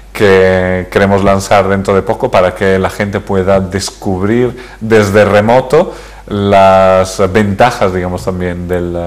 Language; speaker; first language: Spanish; early bilingual, heritage; Spanish